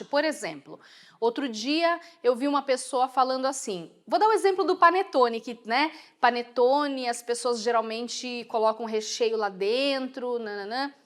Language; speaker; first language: Portuguese; native; Portuguese